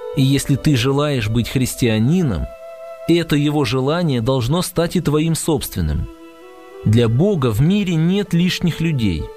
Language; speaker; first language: Russian; native; Russian